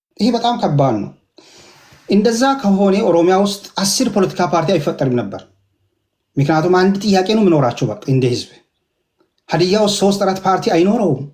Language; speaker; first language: Amharic; non-native, local second language; Hadiyya